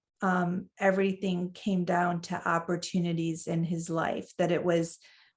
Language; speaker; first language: English; native; English